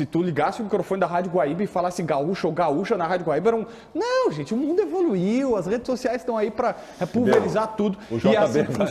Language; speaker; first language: Portuguese; native; Portuguese